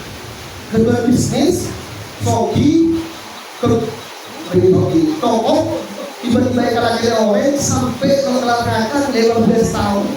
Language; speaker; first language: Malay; non-native, local second language; Javanese